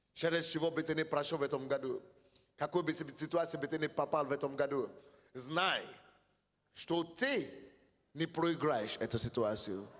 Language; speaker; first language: Russian; non-native, fluent; Yoruba